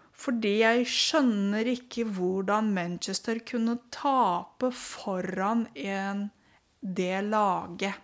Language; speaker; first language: Norwegian; non-native, fluent; Romanian